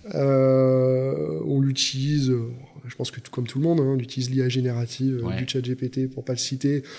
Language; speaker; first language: French; native; French